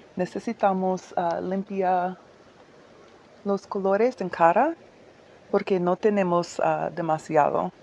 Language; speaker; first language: Spanish; non-native, learner; English